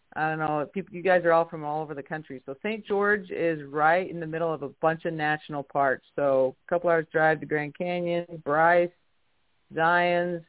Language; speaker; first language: English; native; English